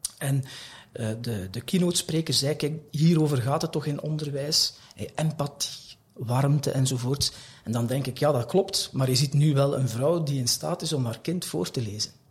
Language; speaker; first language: Dutch; native; Dutch